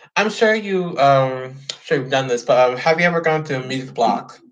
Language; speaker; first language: English; native; English